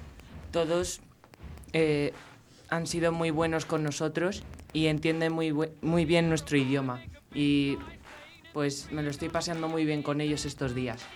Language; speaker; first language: Spanish; non-native, learner; French